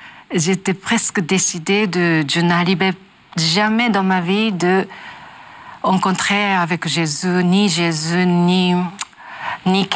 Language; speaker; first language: French; non-native, learner; Japanese